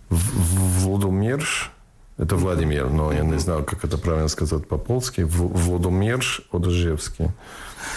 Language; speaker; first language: Russian; non-native, fluent; English